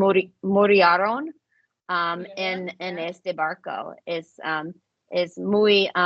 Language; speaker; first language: Spanish; non-native, learner; English